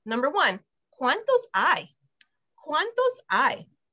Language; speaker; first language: Spanish; non-native, fluent; English